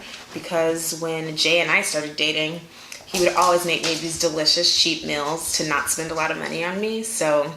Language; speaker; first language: English; native; English